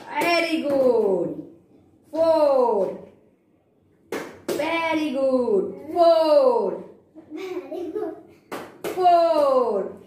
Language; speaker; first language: English; non-native, local second language; Gujarati